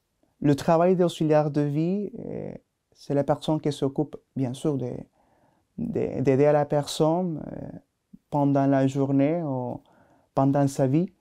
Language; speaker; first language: French; non-native, learner; Spanish